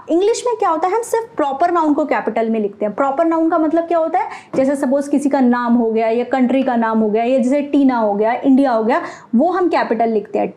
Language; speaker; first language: Hindi; native; Hindi